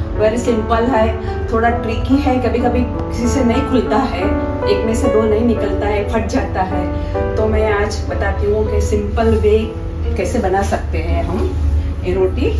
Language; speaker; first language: Hindi; non-native, local second language; Gujarati